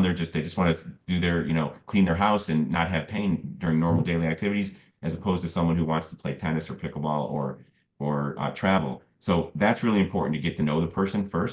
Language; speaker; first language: English; native; English